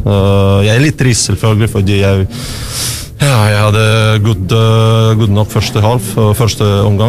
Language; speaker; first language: Norwegian; non-native, fluent; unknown